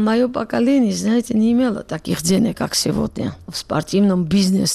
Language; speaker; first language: Russian; non-native, local second language; Georgian